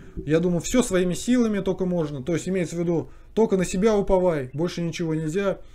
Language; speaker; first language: Russian; native; Russian